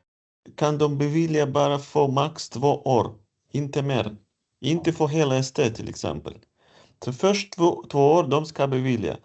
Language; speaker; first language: Swedish; non-native, fluent; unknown